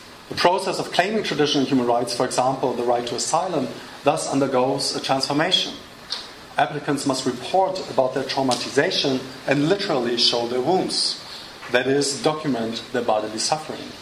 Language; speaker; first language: English; non-native, fluent; German